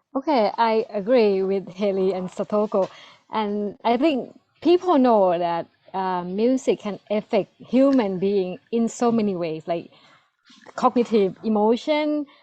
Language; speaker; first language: English; non-native, learner; Thai